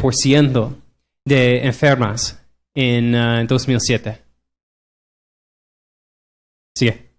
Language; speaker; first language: Spanish; non-native, learner; English